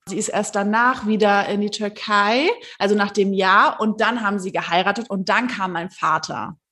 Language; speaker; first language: German; early bilingual, other home language; Turkish